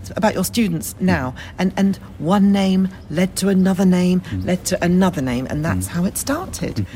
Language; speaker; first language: German; non-native, fluent; Malay